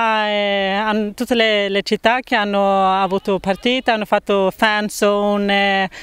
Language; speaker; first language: Italian; non-native, fluent; Swedish